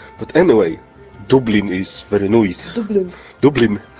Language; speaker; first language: English; non-native, learner; Polish